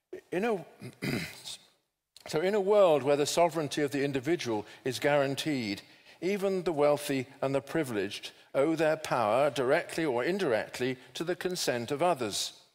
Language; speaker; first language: English; native; English